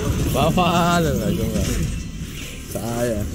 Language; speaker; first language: Chinese; native; Chinese